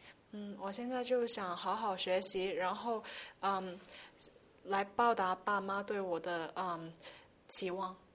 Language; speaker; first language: Chinese; early bilingual, heritage; Chinese